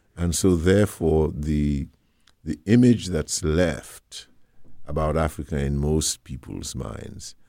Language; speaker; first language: English; non-native, local second language; Krio